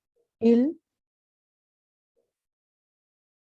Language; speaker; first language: French; non-native, learner; Bangla